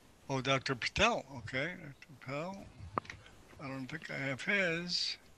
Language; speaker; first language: English; native; English